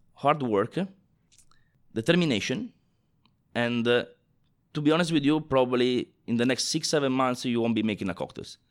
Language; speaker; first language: English; non-native, fluent; Italian